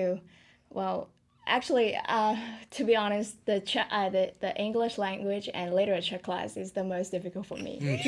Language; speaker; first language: English; non-native, fluent; Chinese